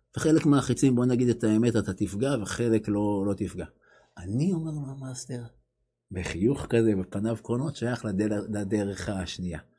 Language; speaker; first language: Hebrew; native; Hebrew